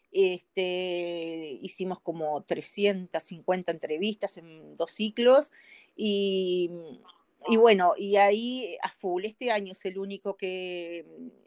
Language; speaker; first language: Spanish; native; Spanish